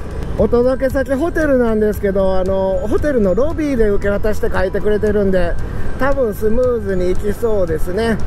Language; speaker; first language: Japanese; native; Japanese